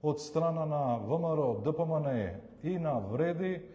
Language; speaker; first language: Macedonian; non-native, local second language; Albanian